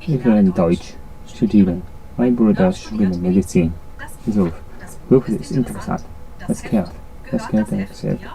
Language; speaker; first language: German; non-native, learner; Japanese